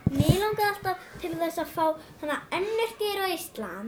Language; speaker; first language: Icelandic; early bilingual, other home language; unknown